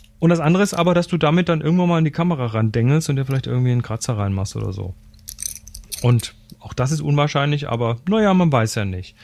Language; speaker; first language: German; native; German